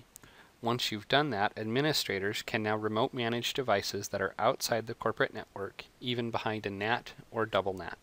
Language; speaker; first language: English; native; English